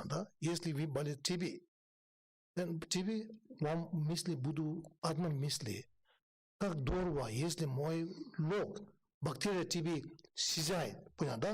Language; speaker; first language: Russian; non-native, learner; Tibetan